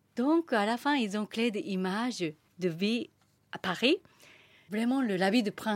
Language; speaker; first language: French; non-native, learner; Japanese